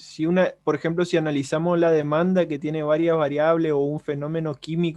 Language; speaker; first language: Spanish; native; Spanish